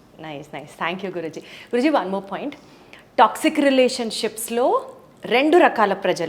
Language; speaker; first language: Telugu; native; Telugu